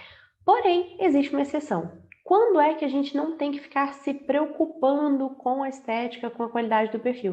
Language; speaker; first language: Portuguese; native; Portuguese